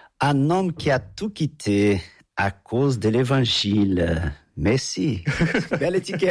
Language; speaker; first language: French; non-native, fluent; Portuguese